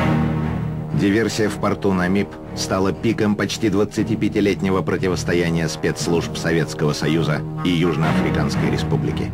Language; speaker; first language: Russian; native; Russian